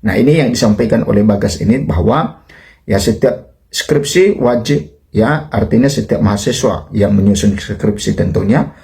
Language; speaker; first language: Indonesian; native; Indonesian